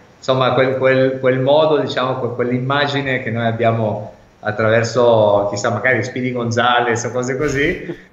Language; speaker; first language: Italian; native; Italian